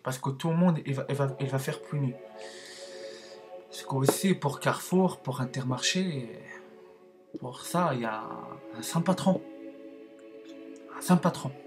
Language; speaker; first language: French; non-native, learner; Arabic